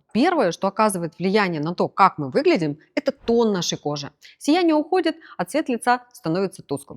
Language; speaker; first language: Russian; native; Russian